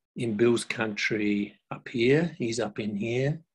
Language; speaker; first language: English; native; English